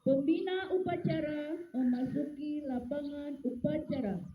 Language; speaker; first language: Malay; native; Malay